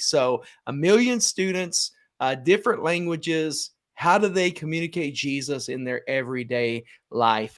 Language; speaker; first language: English; native; English